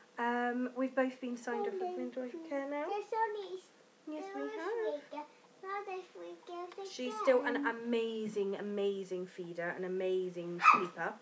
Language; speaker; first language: English; native; English